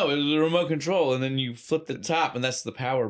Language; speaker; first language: English; native; English